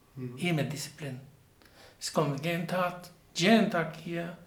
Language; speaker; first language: German; non-native, learner; Spanish